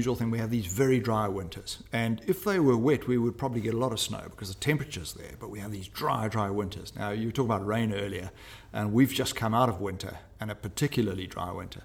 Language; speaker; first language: English; native; English